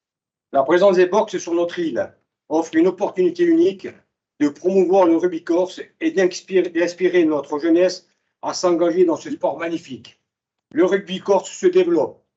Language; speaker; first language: French; native; French